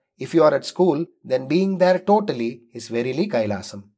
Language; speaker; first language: English; non-native, local second language; Tamil